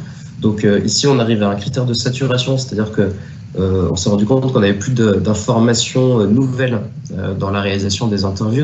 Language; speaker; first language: French; native; French